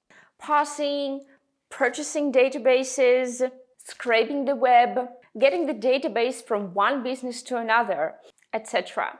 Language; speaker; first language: English; non-native, fluent; Russian